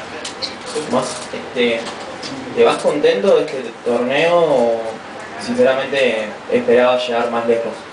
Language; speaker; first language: Spanish; native; Spanish